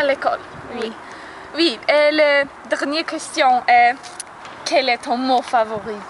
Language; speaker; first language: French; non-native, learner; Swedish